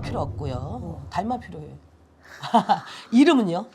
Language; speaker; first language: Korean; native; Korean